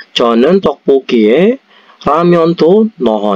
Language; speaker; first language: Korean; non-native, fluent; Indonesian